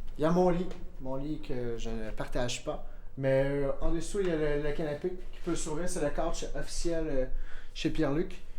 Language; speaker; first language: French; native; French